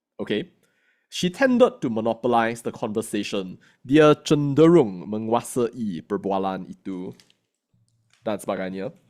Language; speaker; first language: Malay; non-native, local second language; English